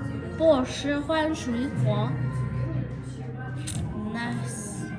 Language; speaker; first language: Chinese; non-native, learner; Mongolian